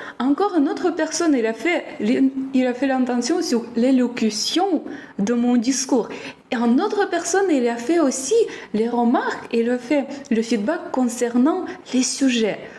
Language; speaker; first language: French; non-native, fluent; Ukrainian